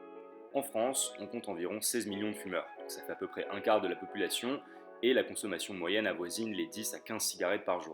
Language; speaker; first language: French; native; French